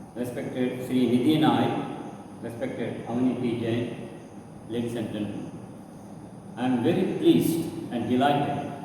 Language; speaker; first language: English; non-native, local second language; Kannada